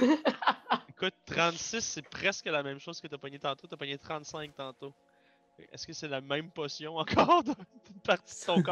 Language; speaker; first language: French; native; French